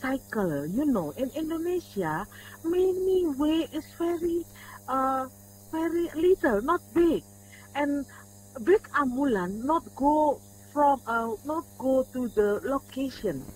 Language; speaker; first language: English; non-native, learner; Indonesian